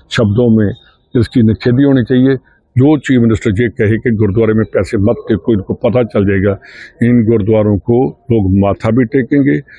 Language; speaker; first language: Hindi; non-native, local second language; Punjabi